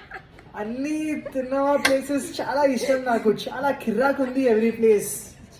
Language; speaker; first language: Telugu; non-native, learner; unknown